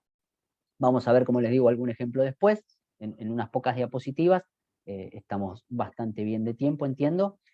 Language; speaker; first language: Spanish; native; Spanish